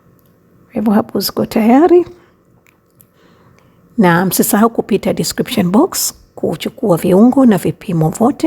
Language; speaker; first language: Swahili; native; Swahili